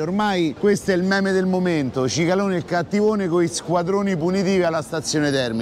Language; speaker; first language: Italian; native; Italian